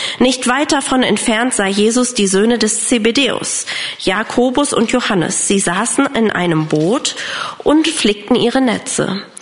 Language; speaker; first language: German; non-native, fluent; English